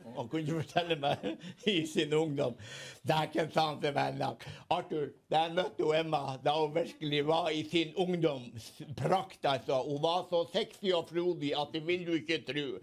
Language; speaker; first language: Norwegian; native; Norwegian